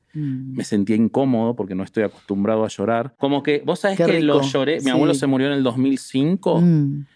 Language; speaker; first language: Spanish; native; Spanish